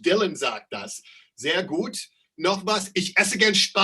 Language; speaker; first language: German; non-native, fluent; English